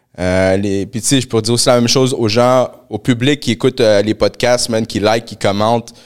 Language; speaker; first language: French; early bilingual, other home language; Spanish